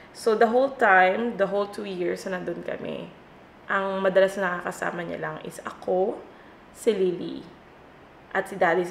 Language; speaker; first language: Filipino; native; Filipino